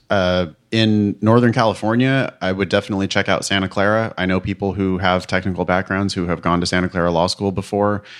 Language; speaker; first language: English; native; English